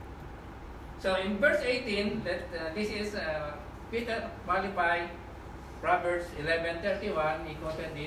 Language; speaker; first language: English; non-native, local second language; Filipino